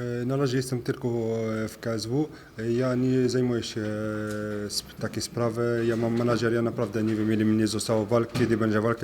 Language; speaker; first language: Polish; non-native, fluent; French